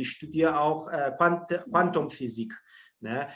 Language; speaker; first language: German; non-native, fluent; Portuguese